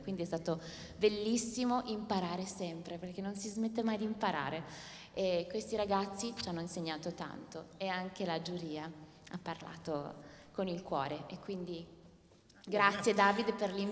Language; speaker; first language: Italian; native; Italian